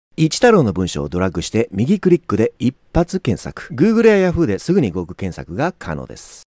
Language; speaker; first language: Japanese; native; Japanese